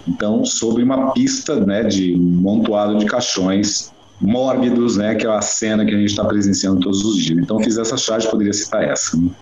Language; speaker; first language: Portuguese; native; Portuguese